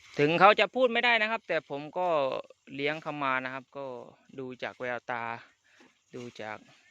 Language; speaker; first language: Thai; non-native, local second language; Khmer